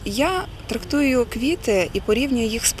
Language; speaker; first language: Ukrainian; native; Ukrainian